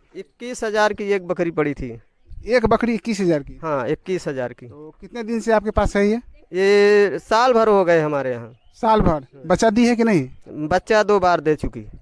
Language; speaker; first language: Hindi; native; Hindi